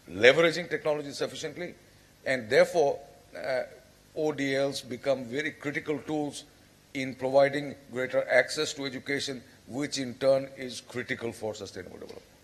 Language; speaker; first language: English; non-native, local second language; Bangla